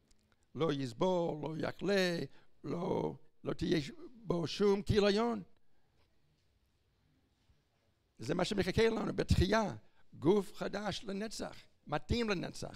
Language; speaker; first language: Hebrew; non-native, fluent; English